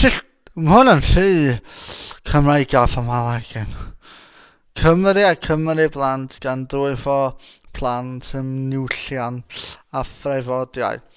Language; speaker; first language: Welsh; non-native, local second language; English